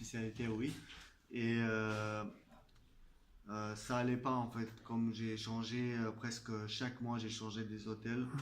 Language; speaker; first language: French; non-native, fluent; Chechen